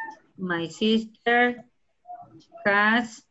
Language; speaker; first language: English; non-native, learner; Spanish